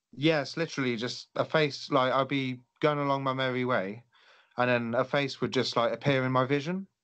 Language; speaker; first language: English; native; English